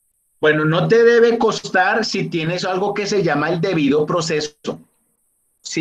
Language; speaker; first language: Spanish; native; Spanish